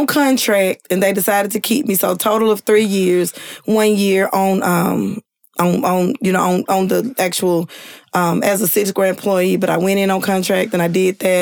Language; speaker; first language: English; native; English